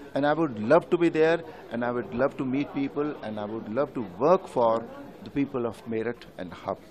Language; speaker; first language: Hindi; native; Hindi